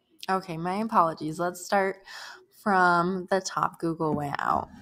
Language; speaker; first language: English; native; English